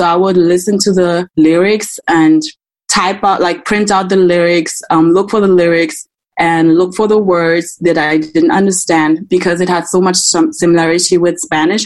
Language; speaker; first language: English; non-native, fluent; German